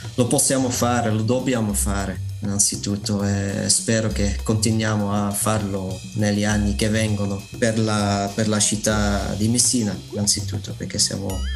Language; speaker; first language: Italian; non-native, fluent; Dutch